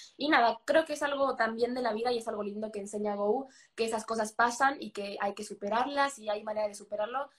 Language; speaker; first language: Spanish; native; Spanish